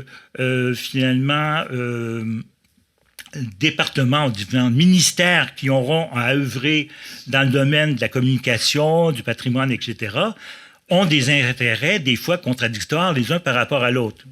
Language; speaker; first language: French; native; French